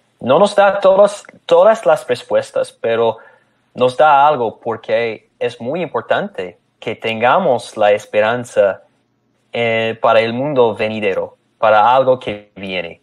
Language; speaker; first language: Spanish; non-native, fluent; English